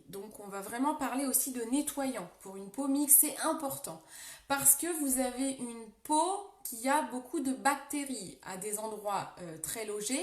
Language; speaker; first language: French; native; French